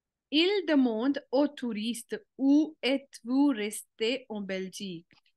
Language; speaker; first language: French; non-native, fluent; Hindi